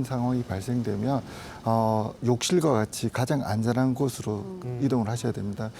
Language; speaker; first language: Korean; native; Korean